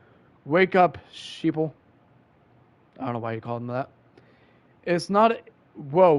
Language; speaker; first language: English; native; English